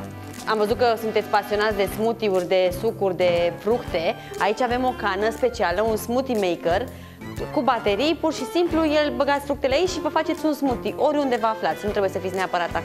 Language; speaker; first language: Romanian; native; Romanian